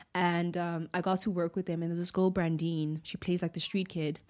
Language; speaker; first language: English; native; English